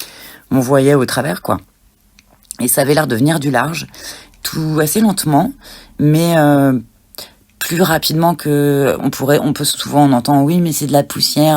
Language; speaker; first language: French; native; French